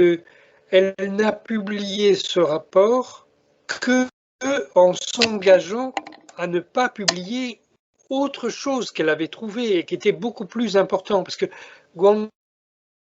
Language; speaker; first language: French; native; French